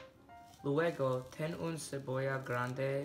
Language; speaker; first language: Spanish; non-native, learner; English